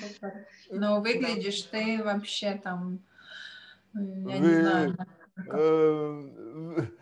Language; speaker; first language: Russian; non-native, local second language; Latvian